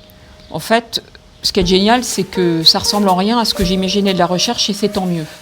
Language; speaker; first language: French; native; French